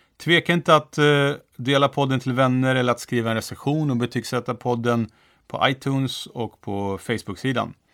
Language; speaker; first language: Swedish; early bilingual, other home language; Turoyo